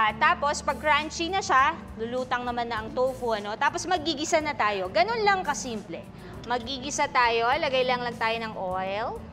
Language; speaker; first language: Filipino; native; Filipino